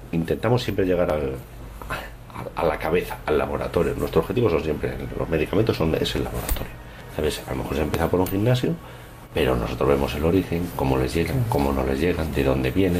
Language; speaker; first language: Spanish; native; Spanish